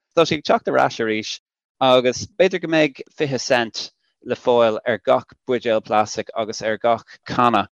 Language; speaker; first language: Irish; non-native, local second language; English